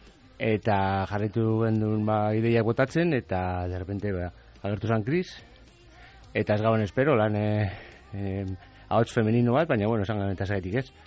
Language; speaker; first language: Basque; native; Basque